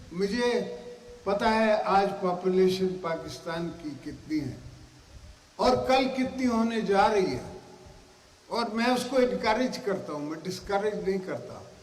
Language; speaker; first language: Urdu; non-native, local second language; Saraiki